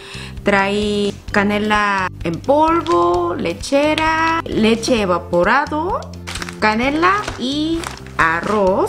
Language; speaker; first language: Spanish; non-native, fluent; Korean